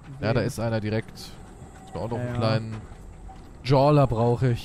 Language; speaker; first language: German; native; German